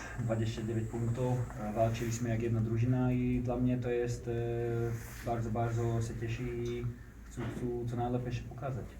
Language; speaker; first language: Polish; non-native, learner; Slovak